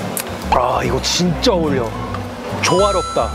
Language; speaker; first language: Korean; non-native, fluent; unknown